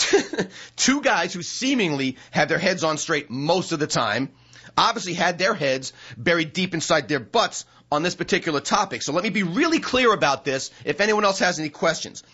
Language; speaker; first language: English; native; English